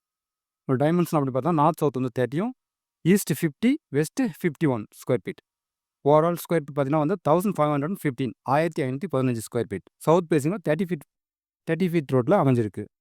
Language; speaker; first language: Tamil; native; Tamil